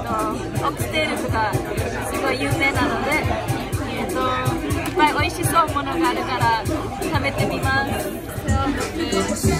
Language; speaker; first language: Japanese; early bilingual, heritage; English